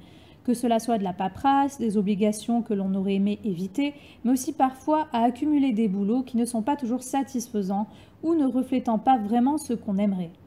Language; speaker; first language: French; native; French